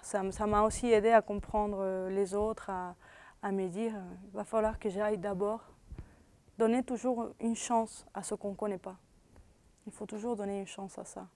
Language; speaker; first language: French; early bilingual, other home language; Spanish